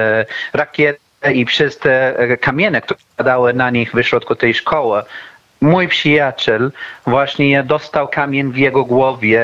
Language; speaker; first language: Polish; non-native, learner; Arabic